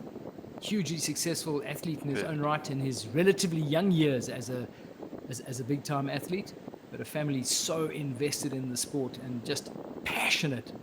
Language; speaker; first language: English; native; English